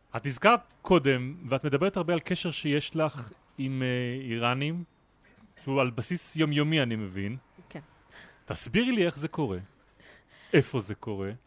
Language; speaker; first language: Hebrew; native; Hebrew